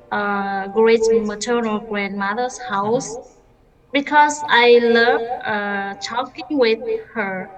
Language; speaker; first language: English; non-native, learner; Vietnamese